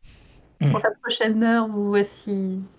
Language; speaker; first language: French; native; French